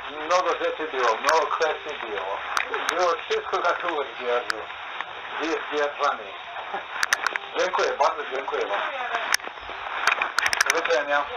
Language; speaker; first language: Polish; non-native, learner; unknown